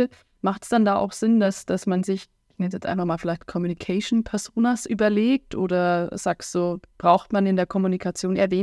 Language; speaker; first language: German; native; German